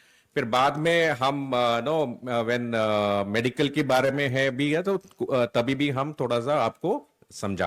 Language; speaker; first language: Hindi; non-native, local second language; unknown